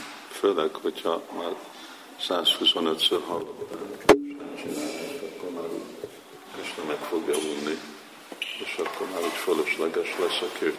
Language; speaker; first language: Hungarian; non-native, fluent; English